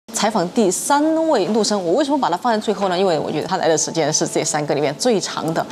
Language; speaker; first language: Chinese; native; Chinese